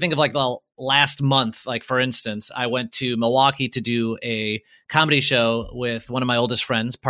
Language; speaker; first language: English; early bilingual, other home language; Polish